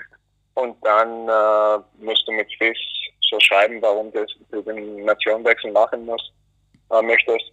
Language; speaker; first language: German; non-native, fluent; English